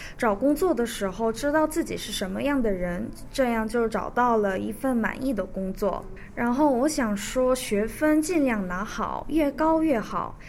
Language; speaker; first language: Chinese; early bilingual, other home language; Korean